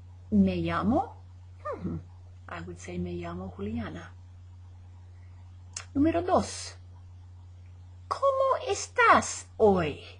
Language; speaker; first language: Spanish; non-native, fluent; English